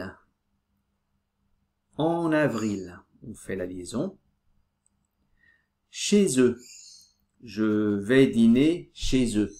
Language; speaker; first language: French; native; French